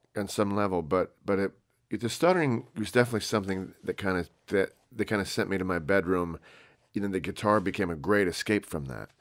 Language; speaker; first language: English; native; English